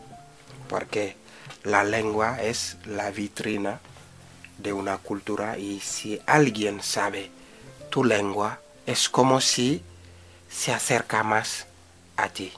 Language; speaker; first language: Spanish; non-native, fluent; Wolof